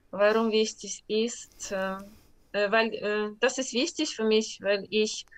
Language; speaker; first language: German; non-native, learner; Ukrainian